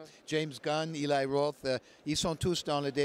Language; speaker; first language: French; non-native, learner; English